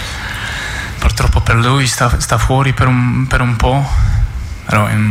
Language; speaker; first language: Italian; non-native, fluent; English